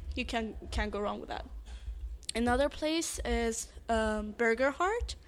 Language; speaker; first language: English; non-native, fluent; Persian